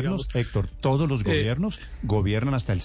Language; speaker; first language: Spanish; native; Spanish